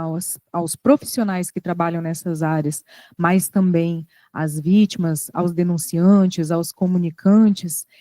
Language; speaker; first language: Portuguese; native; Portuguese